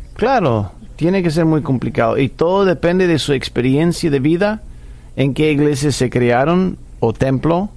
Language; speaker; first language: Spanish; non-native, fluent; English